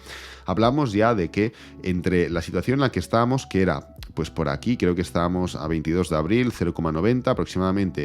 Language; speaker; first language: Spanish; native; Spanish